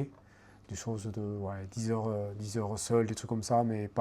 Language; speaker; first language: French; native; French